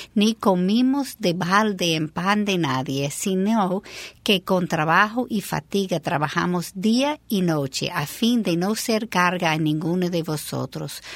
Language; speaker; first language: Spanish; non-native, fluent; English